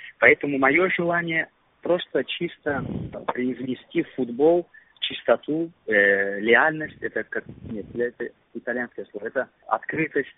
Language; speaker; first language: Russian; non-native, local second language; Uzbek